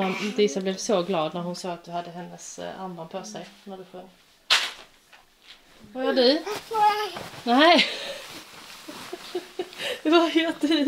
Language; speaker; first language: Swedish; native; Swedish